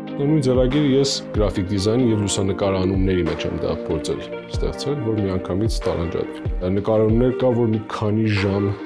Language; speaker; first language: Armenian; early bilingual, heritage; Armenian